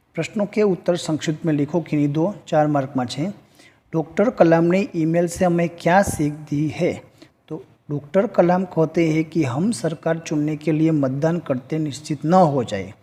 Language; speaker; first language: Hindi; non-native, local second language; Gujarati